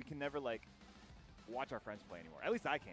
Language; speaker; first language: English; native; English